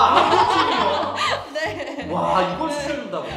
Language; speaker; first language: Korean; native; Korean